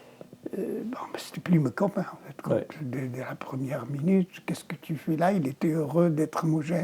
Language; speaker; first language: French; non-native, local second language; Arabic